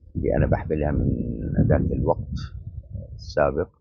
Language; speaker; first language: Arabic; native; Arabic